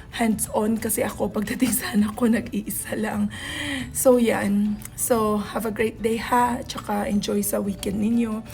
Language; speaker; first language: Filipino; non-native, local second language; Hiligaynon